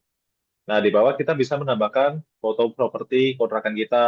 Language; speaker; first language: Indonesian; native; Indonesian